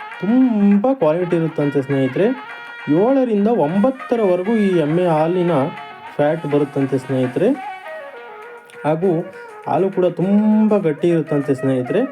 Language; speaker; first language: Kannada; native; Kannada